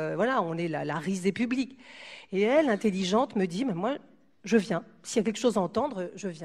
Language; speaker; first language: French; native; French